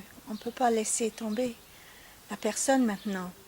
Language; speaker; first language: French; non-native, fluent; English